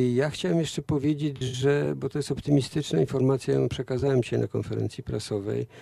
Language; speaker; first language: Polish; native; Polish